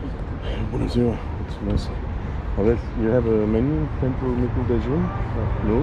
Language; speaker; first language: Romanian; non-native, learner; English